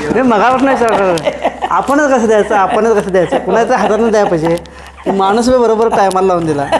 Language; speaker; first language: Marathi; native; Marathi